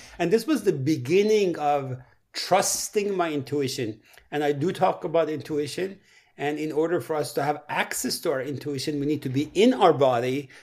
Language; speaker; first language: English; non-native, fluent; Persian